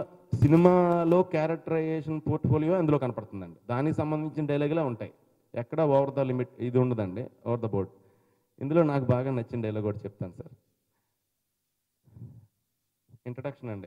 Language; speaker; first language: Telugu; native; Telugu